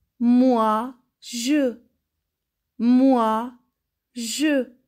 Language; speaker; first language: French; non-native, fluent; Persian